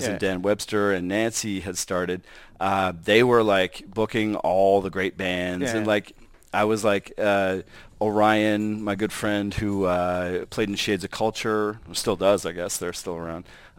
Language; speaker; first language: English; native; English